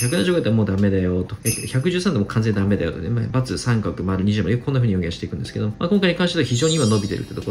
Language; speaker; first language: Japanese; native; Japanese